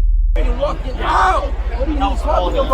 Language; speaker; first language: English; native; English